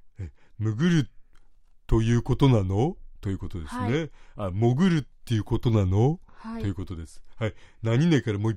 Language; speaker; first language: Japanese; native; Japanese